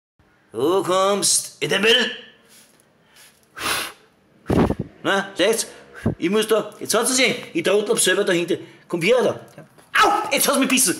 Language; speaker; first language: German; native; German